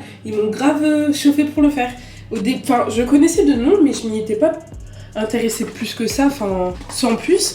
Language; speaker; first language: French; native; French